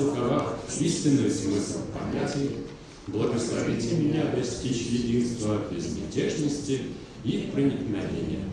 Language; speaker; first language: Russian; native; Russian